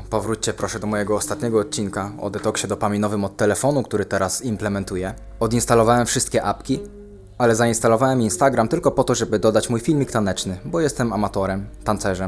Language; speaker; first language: Polish; native; Polish